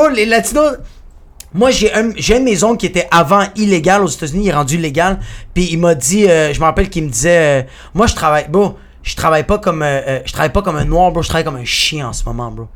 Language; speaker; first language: French; early bilingual, other home language; Spanish